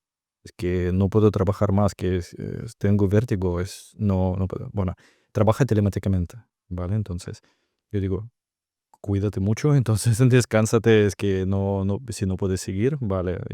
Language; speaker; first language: Spanish; non-native, fluent; Russian